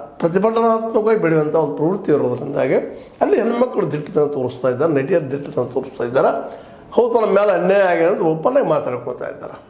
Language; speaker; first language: Kannada; native; Kannada